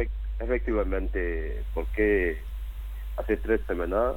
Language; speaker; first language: Spanish; non-native, learner; Wolof